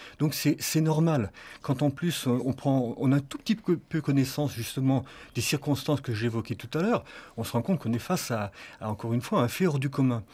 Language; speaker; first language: French; native; French